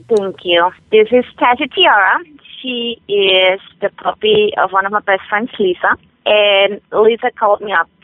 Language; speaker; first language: English; non-native, fluent; Swiss German